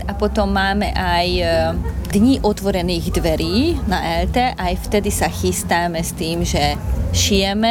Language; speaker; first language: Slovak; non-native, local second language; Hungarian